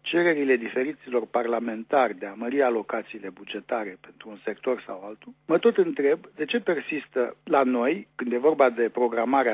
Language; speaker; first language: Romanian; native; Romanian